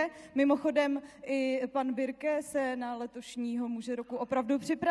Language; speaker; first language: Czech; native; Czech